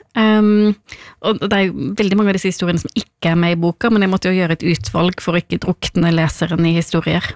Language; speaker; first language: Norwegian; native; Norwegian